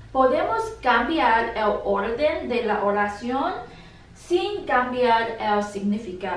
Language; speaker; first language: Spanish; non-native, learner; English